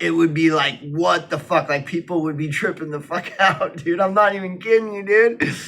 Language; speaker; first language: English; native; English